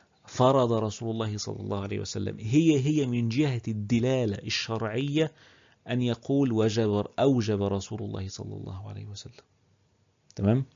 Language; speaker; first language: Arabic; native; Arabic